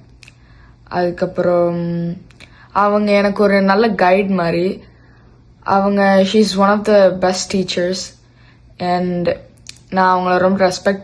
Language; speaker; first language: Tamil; early bilingual, heritage; Tamil